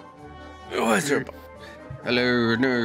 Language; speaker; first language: English; native; English